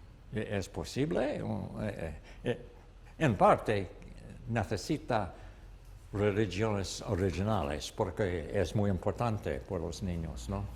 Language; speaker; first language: Spanish; non-native, learner; English